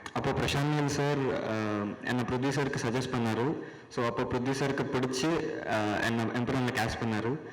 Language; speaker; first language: Tamil; non-native, learner; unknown